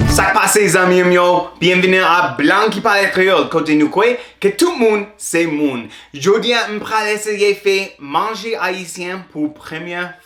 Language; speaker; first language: Haitian Creole; non-native, learner; English